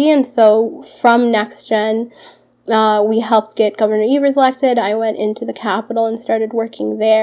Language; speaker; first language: English; early bilingual, other home language; Arabic